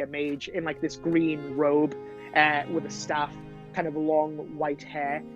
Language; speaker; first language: English; native; English